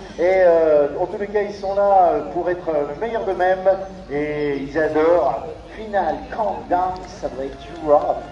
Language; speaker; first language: French; native; French